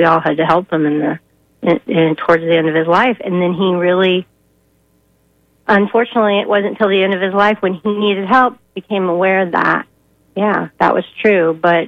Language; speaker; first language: English; native; English